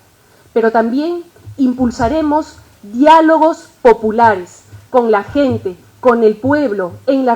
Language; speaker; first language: Spanish; native; Spanish